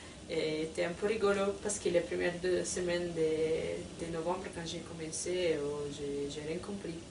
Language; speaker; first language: French; non-native, fluent; Italian